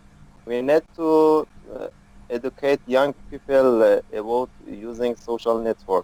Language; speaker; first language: English; non-native, learner; Persian